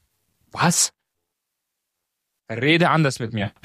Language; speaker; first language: German; native; German